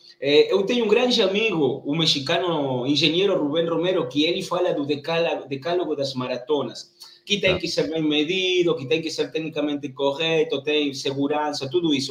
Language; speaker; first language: Portuguese; non-native, learner; Spanish